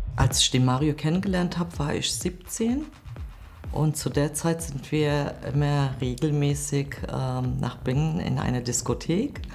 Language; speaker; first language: German; early bilingual, other home language; Kurdish